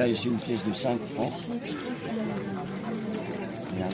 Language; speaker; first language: French; native; French